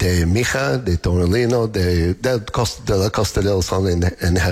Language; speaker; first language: Spanish; non-native, learner; English